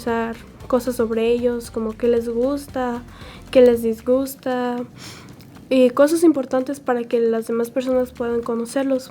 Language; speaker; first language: Spanish; early bilingual, other home language; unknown